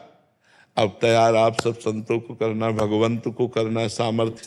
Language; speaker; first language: Hindi; native; Hindi